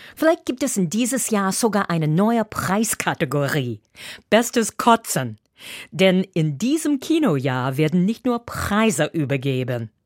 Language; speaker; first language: German; non-native, fluent; English